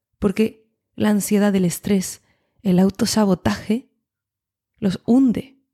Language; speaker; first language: Spanish; non-native, fluent; French